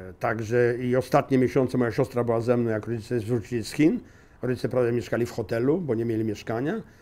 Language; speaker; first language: Polish; native; Polish